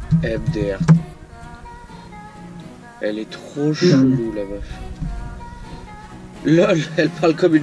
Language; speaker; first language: French; native; French